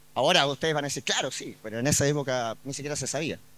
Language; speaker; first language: Spanish; native; Spanish